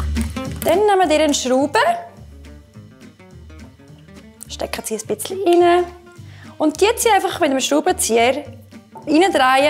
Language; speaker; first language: German; native; German